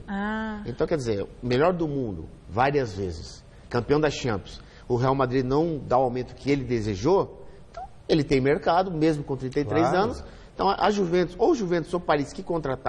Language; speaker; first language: Portuguese; native; Portuguese